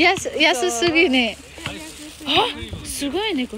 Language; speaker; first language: Japanese; non-native, learner; Nepali